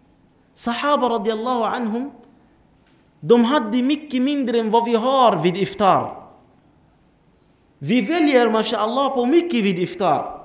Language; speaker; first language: Swedish; non-native, fluent; Arabic